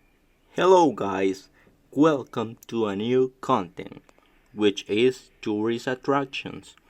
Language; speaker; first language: English; non-native, learner; Spanish